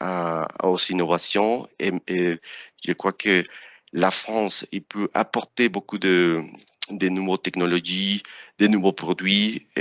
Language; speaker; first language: French; non-native, fluent; Spanish